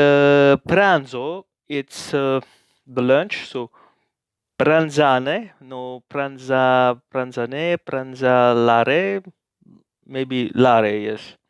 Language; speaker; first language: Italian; non-native, learner; English